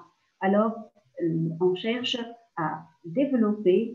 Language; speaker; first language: French; non-native, local second language; Arabic